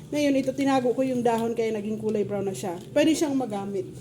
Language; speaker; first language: Filipino; non-native, local second language; Bikol